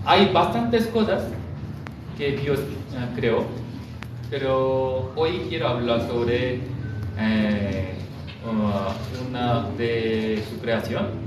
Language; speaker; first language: Spanish; non-native, fluent; Korean